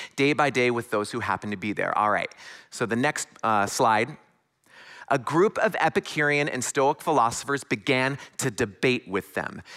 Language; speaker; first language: English; native; English